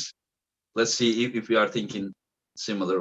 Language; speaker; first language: English; non-native, fluent; Turkish